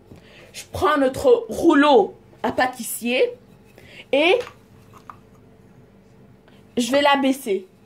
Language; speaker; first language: French; non-native, learner; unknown